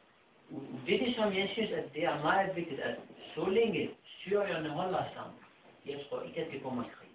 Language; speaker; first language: Danish; non-native, fluent; Arabic